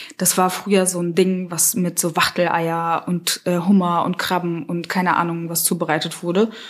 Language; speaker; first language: German; early bilingual, other home language; Russian